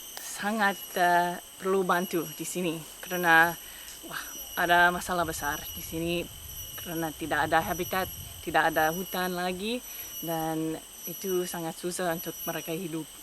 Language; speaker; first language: Indonesian; non-native, fluent; English